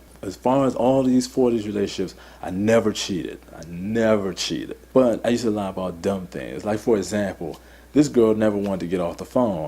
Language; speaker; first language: English; native; English